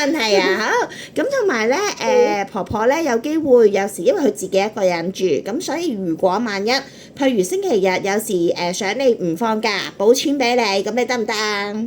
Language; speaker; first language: Cantonese; native; Cantonese